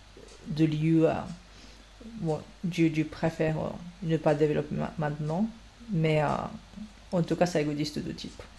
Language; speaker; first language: French; non-native, fluent; Japanese